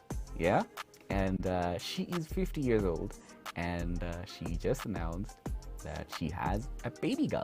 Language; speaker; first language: English; non-native, local second language; Swahili